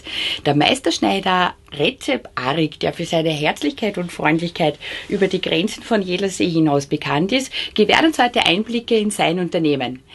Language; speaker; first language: German; native; German